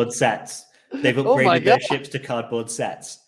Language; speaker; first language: English; native; English